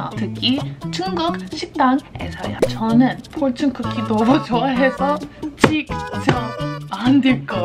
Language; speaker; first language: Korean; non-native, fluent; English